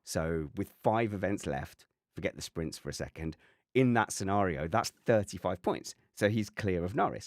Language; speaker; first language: English; native; English